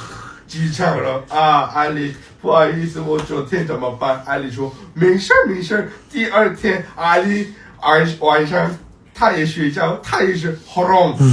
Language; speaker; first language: Chinese; non-native, learner; Turkmen